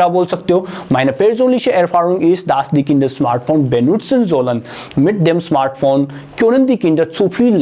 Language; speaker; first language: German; non-native, fluent; Hindi